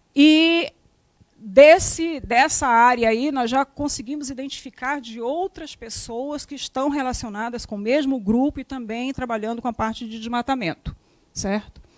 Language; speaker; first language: Portuguese; native; Portuguese